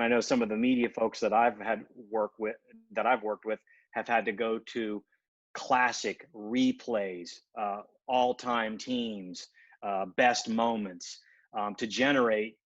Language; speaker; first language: English; native; English